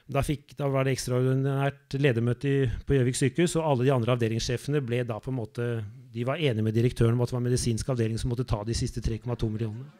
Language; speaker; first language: Norwegian; native; Norwegian